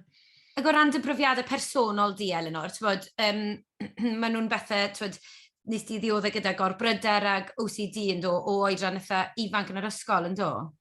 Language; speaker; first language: Welsh; native; Welsh